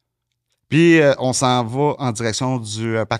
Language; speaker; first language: French; native; French